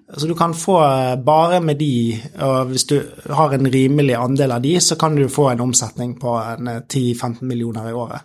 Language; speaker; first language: Norwegian; native; Norwegian